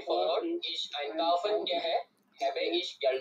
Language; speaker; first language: German; non-native, learner; Bangla